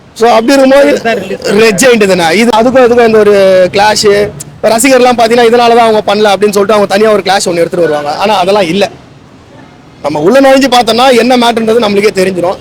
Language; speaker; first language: Tamil; native; Tamil